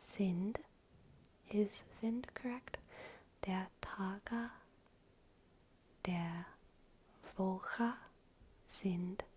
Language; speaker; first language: German; non-native, learner; English